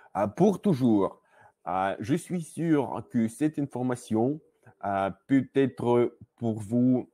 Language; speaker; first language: French; non-native, learner; Russian